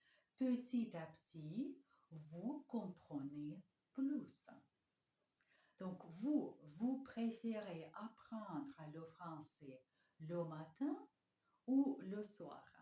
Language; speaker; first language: French; non-native, fluent; Russian